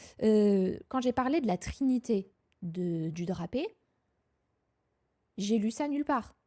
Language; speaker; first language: French; native; French